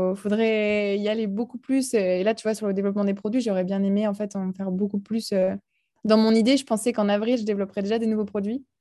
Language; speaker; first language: French; native; French